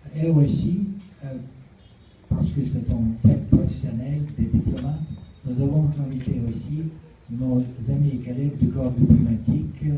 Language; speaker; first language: French; non-native, fluent; Russian